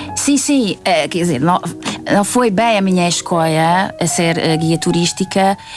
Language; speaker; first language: Portuguese; non-native, fluent; Hungarian